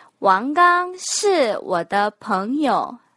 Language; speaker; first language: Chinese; non-native, fluent; Korean